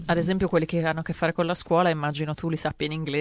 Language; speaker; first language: Italian; native; Italian